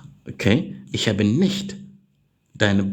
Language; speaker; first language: German; non-native, learner; English